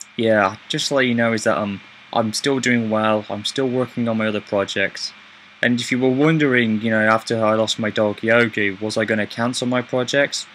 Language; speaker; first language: English; native; English